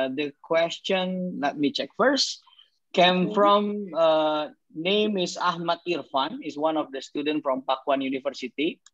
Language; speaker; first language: English; non-native, fluent; Indonesian